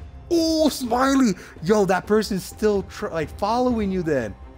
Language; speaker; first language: English; native; English